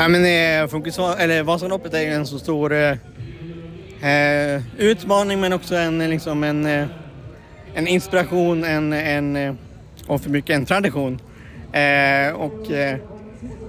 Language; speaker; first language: Swedish; native; Swedish